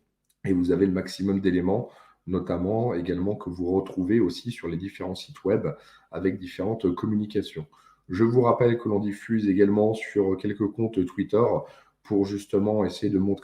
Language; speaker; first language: French; native; French